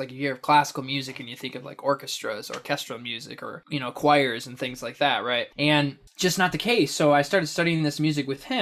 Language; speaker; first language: English; native; English